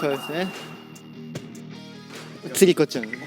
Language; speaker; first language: Japanese; native; Japanese